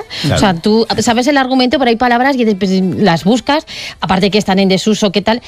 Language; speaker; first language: Spanish; native; Spanish